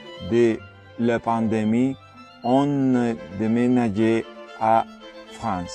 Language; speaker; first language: French; non-native, learner; Spanish